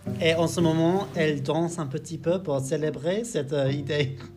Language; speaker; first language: French; non-native, learner; English